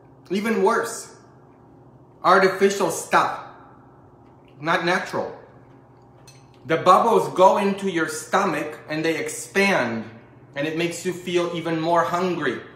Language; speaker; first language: English; early bilingual, other home language; Polish